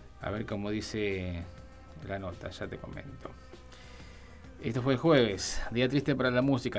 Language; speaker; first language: Spanish; native; Spanish